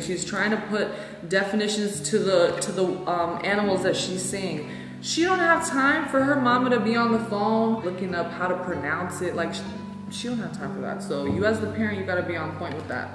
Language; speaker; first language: English; early bilingual, other home language; Spanish